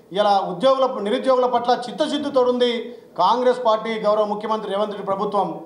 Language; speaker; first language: Telugu; native; Telugu